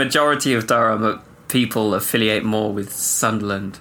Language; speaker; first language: English; native; English